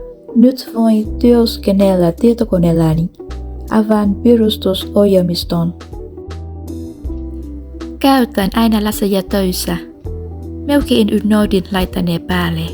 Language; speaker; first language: Finnish; non-native, learner; Vietnamese